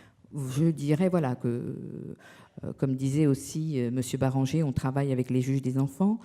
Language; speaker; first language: French; native; French